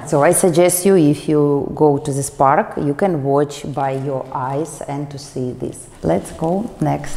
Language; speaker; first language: English; non-native, fluent; Russian